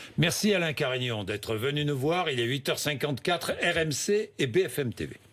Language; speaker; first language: French; native; French